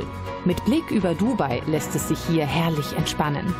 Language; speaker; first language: German; native; German